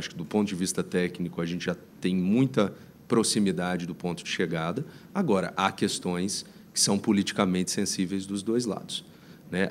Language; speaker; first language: Portuguese; native; Portuguese